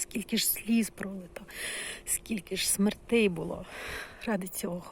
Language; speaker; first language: Ukrainian; non-native, local second language; Russian